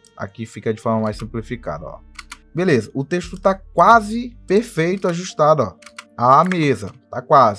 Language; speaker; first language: Portuguese; native; Portuguese